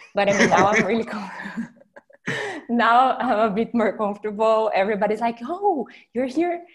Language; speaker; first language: English; non-native, fluent; Portuguese